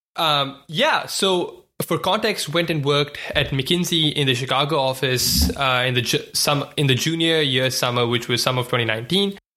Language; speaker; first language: English; non-native, local second language; Hindi